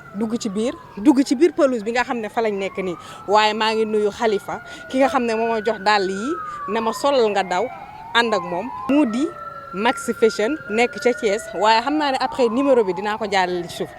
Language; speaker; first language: Wolof; native; Wolof